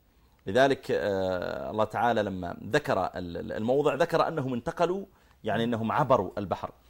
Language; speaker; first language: Arabic; native; Arabic